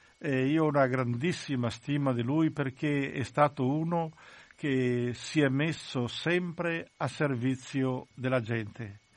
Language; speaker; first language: Italian; native; Italian